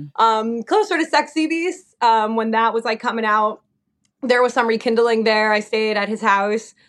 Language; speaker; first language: English; native; English